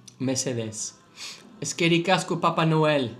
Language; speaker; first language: Basque; non-native, learner; English